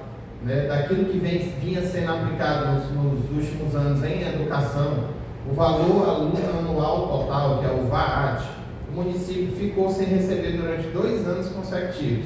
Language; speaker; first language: Portuguese; native; Portuguese